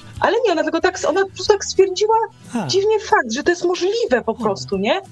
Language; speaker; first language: Polish; native; Polish